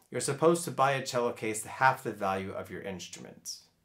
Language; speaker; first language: English; native; English